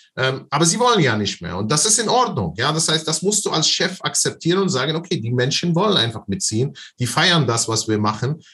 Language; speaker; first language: German; non-native, fluent; Arabic